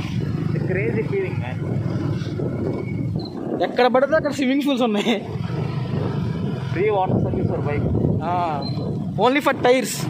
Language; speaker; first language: Telugu; native; Telugu